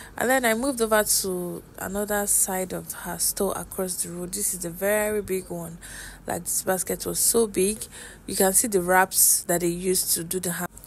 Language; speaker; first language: English; native; English